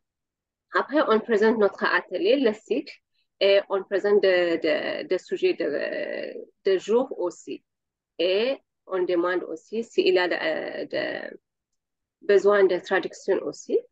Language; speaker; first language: French; non-native, learner; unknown